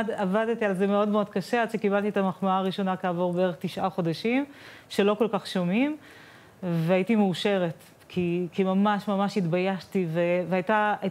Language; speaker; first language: Hebrew; non-native, fluent; Russian